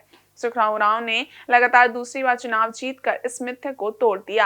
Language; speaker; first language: Hindi; native; Hindi